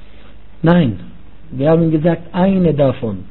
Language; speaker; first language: German; non-native, fluent; Arabic